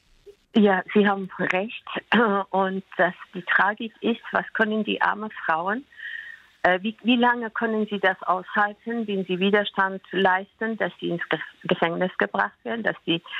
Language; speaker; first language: German; non-native, fluent; Persian